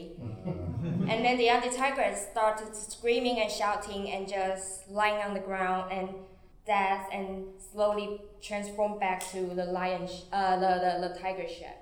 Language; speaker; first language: English; non-native, fluent; Chinese